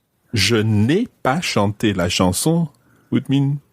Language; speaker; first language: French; non-native, fluent; English